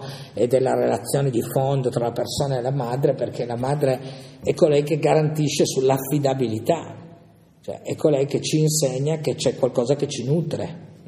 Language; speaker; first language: Italian; native; Italian